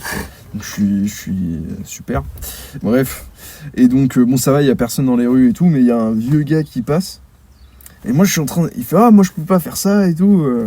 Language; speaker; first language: French; native; French